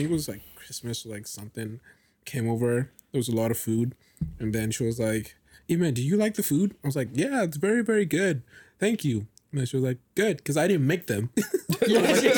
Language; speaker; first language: English; non-native, local second language; Yoruba